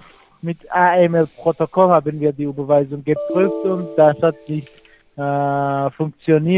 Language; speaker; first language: German; non-native, fluent; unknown